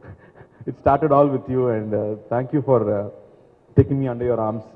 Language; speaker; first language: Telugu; non-native, learner; Tamil